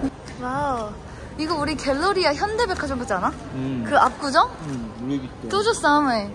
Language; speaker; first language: Russian; non-native, learner; Korean